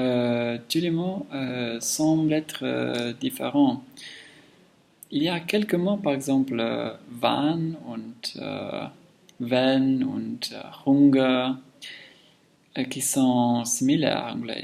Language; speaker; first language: French; non-native, learner; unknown